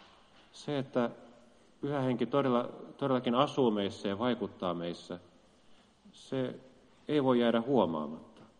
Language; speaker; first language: Finnish; native; Finnish